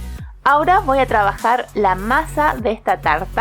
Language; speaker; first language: Spanish; native; Spanish